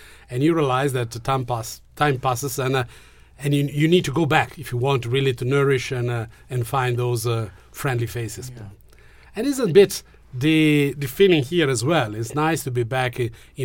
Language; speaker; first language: English; non-native, fluent; Italian